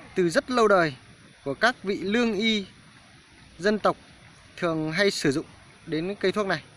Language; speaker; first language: Vietnamese; native; Vietnamese